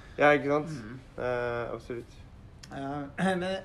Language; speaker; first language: Norwegian; non-native, learner; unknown